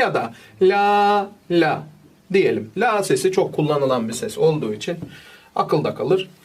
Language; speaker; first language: Turkish; native; Turkish